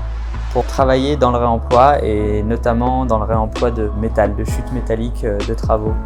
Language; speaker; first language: French; native; French